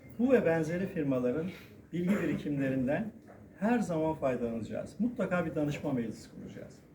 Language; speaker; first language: Turkish; native; Turkish